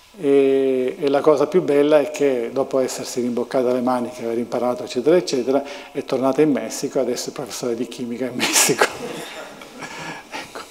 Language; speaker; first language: Italian; native; Italian